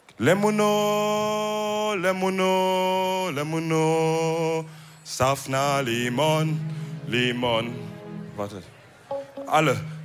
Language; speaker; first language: German; early bilingual, other home language; Wolof